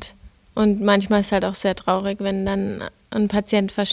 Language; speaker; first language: German; native; German